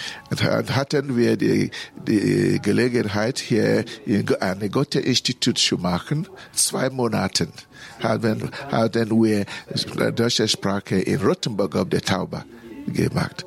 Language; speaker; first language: German; non-native, learner; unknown